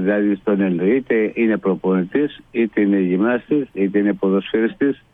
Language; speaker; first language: Greek; non-native, fluent; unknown